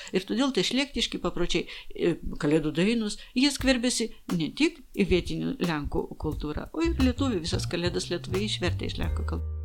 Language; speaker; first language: Lithuanian; non-native, local second language; Polish